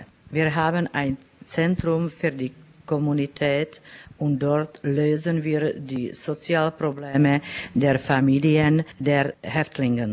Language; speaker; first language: German; non-native, fluent; Czech